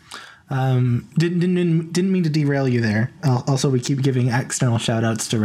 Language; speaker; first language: English; native; English